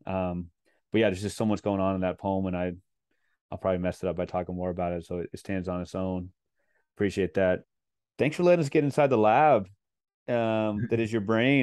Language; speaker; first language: English; native; English